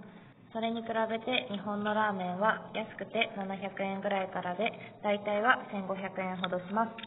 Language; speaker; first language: Japanese; native; Japanese